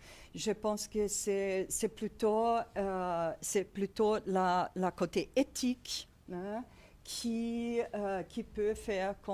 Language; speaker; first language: French; non-native, fluent; Portuguese